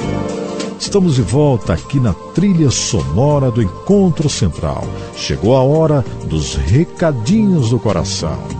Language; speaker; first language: Portuguese; native; Portuguese